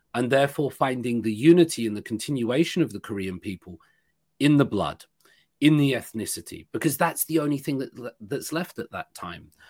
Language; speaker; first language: English; native; English